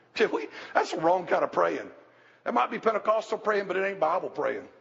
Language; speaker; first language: English; native; English